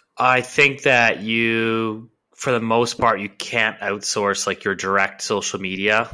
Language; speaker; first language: English; native; English